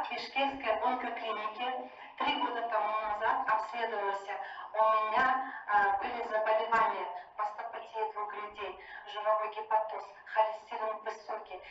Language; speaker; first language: Russian; native; Russian